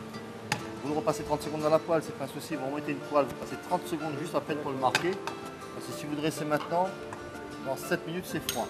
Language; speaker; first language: French; native; French